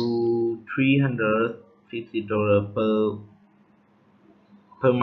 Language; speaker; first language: English; non-native, learner; Vietnamese